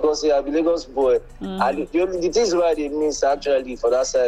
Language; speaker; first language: English; non-native, local second language; Igbo